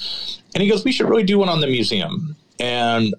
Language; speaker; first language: English; native; English